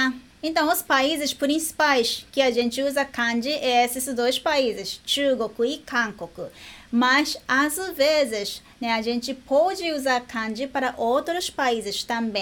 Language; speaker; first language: Portuguese; non-native, learner; Japanese